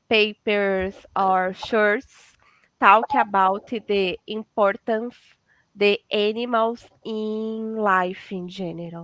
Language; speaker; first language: English; non-native, learner; Portuguese